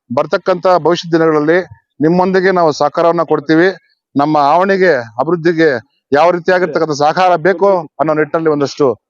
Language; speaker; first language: Kannada; native; Kannada